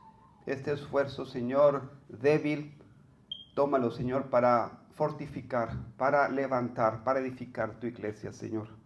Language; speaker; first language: Spanish; native; Spanish